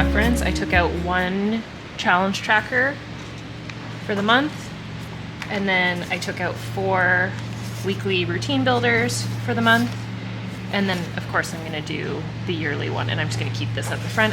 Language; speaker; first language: English; native; English